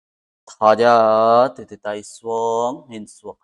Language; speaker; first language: Vietnamese; non-native, learner; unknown